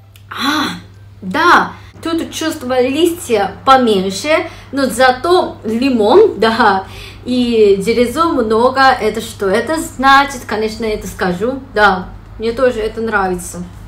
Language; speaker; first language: Russian; non-native, fluent; Japanese